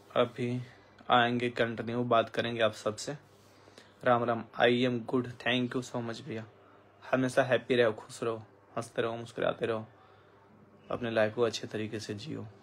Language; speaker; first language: Hindi; native; Hindi